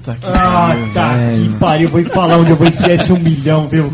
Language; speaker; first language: Portuguese; native; Portuguese